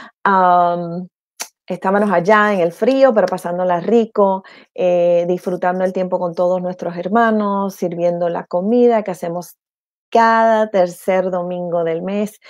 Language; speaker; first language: Spanish; native; Spanish